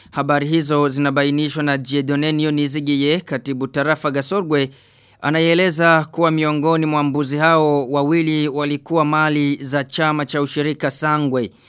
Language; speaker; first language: Swahili; non-native, local second language; Rundi